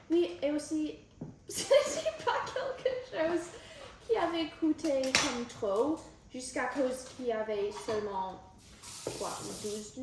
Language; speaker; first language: French; non-native, local second language; English